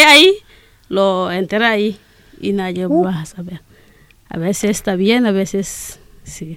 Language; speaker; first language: Spanish; non-native, learner; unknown